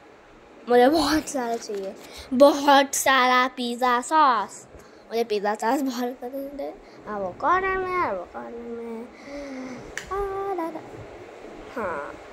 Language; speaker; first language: Hindi; native; Hindi